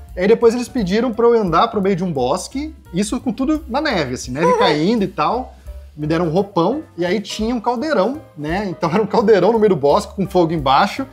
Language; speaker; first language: Portuguese; native; Portuguese